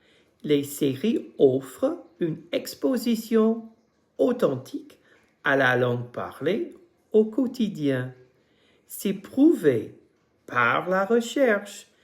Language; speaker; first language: French; non-native, fluent; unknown